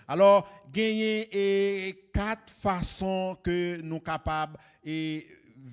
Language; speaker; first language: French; non-native, local second language; Haitian Creole